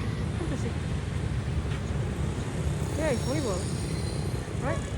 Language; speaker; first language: English; non-native, learner; Indonesian